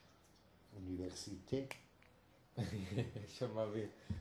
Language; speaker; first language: German; non-native, learner; Spanish